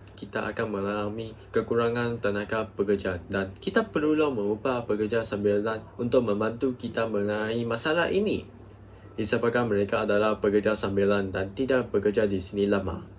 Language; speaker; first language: Malay; non-native, local second language; Chinese